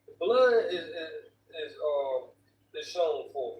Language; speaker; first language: English; native; English